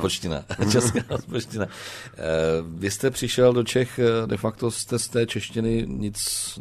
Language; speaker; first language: Czech; native; Czech